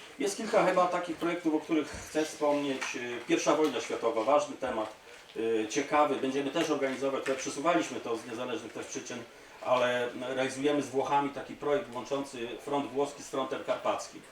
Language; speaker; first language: Polish; native; Polish